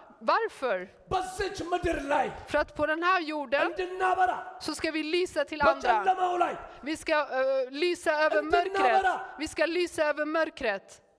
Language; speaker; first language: Swedish; non-native, fluent; Amharic